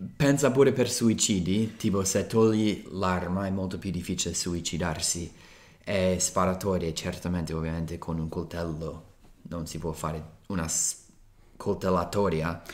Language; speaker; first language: Italian; non-native, fluent; English